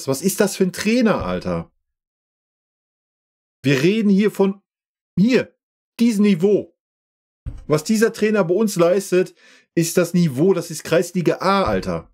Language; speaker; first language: German; native; German